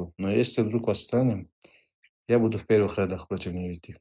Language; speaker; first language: Russian; non-native, local second language; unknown